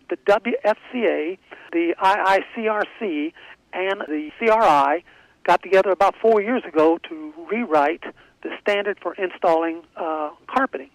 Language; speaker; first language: English; native; English